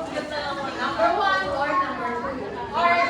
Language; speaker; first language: English; non-native, local second language; Filipino